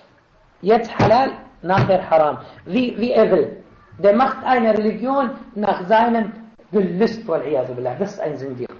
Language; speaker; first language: German; non-native, fluent; Arabic